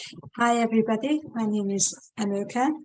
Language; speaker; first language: English; non-native, fluent; Hungarian